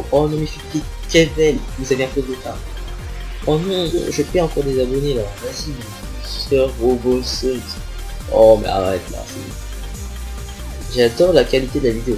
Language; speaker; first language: French; native; French